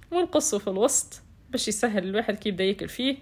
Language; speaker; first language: Arabic; native; Arabic